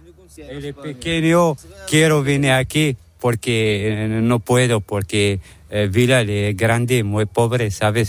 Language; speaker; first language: Spanish; non-native, learner; Arabic